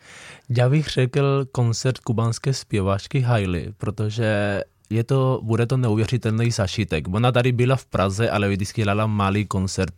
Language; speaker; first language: Czech; non-native, fluent; Spanish